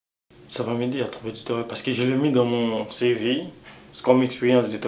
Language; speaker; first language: French; non-native, local second language; Haitian Creole